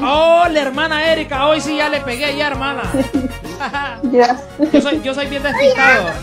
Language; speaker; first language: Spanish; native; Spanish